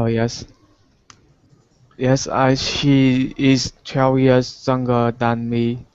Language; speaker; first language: English; non-native, learner; Vietnamese